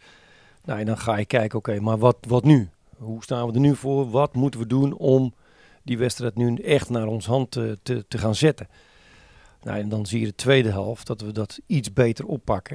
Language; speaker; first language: Dutch; native; Dutch